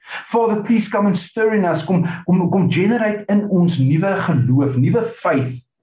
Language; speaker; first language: Afrikaans; early bilingual, heritage; Afrikaans